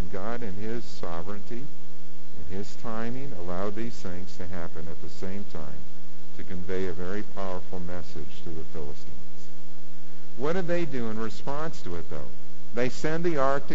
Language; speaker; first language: English; native; English